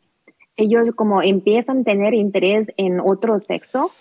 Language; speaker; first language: Spanish; non-native, learner; Korean